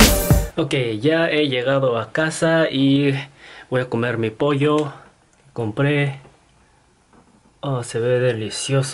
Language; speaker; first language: Spanish; non-native, fluent; Korean